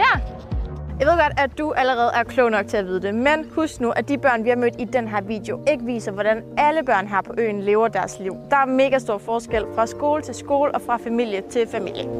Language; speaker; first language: Danish; native; Danish